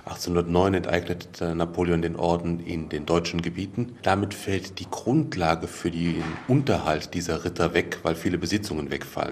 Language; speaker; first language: German; native; German